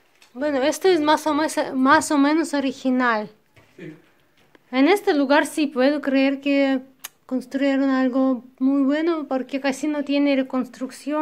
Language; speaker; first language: Spanish; non-native, learner; Russian